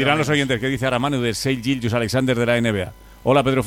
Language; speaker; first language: Spanish; native; Spanish